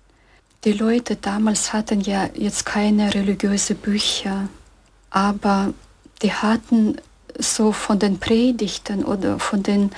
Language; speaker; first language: German; early bilingual, heritage; German